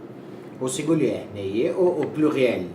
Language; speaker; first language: French; non-native, learner; Portuguese